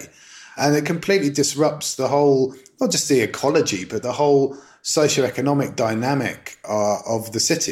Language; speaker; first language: English; native; English